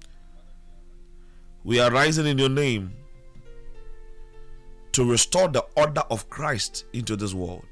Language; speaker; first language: English; non-native, local second language; Akan